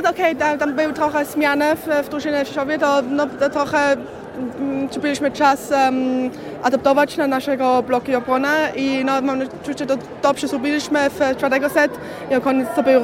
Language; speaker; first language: Polish; early bilingual, heritage; Polish